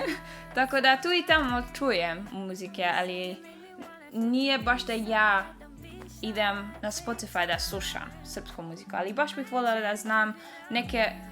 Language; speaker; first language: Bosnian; early bilingual, heritage; Dutch